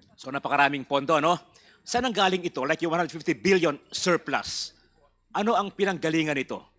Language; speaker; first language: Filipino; native; Filipino